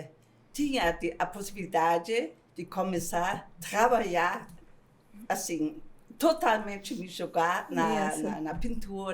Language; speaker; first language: Portuguese; non-native, fluent; German